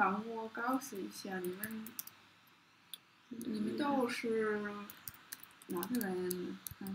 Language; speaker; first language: Chinese; non-native, learner; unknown